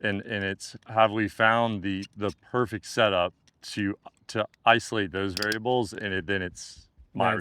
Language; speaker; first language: English; native; English